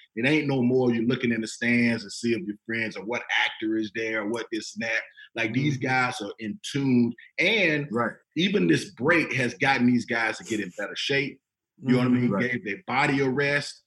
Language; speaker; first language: English; native; English